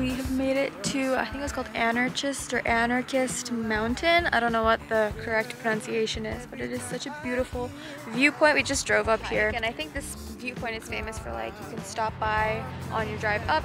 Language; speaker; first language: English; early bilingual, other home language; Japanese